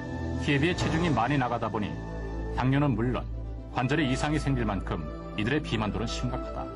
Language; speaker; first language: Korean; native; Korean